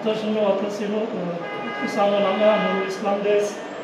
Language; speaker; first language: Japanese; non-native, learner; Bangla